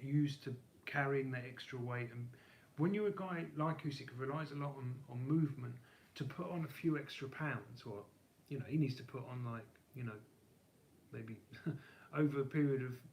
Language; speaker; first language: English; native; English